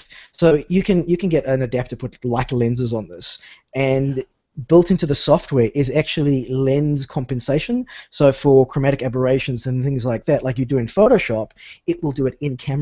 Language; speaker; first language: English; native; English